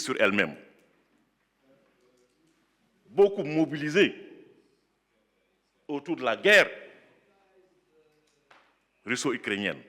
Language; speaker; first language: French; non-native, local second language; Wolof